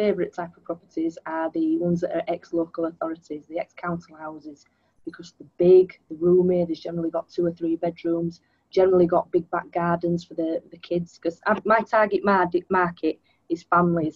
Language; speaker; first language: English; native; English